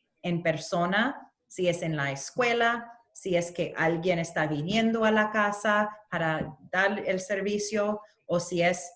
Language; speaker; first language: Spanish; early bilingual, heritage; Spanish